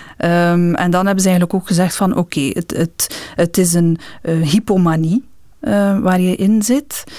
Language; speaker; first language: Dutch; native; Dutch